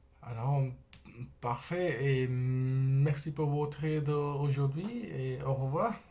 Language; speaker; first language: French; non-native, fluent; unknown